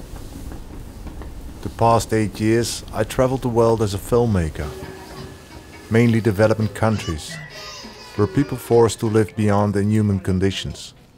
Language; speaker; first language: English; non-native, fluent; Dutch